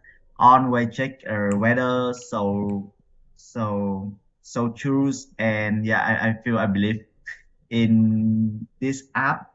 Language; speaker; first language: English; non-native, learner; Vietnamese